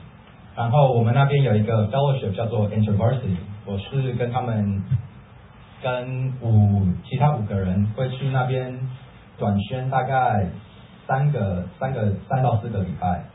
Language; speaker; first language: Chinese; early bilingual, heritage; Chinese